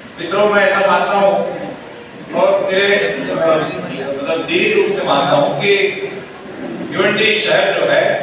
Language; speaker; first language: Hindi; native; Hindi